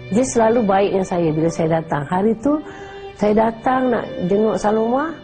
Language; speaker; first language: Malay; native; Malay